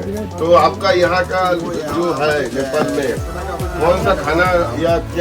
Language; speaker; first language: Hindi; non-native, local second language; Bangla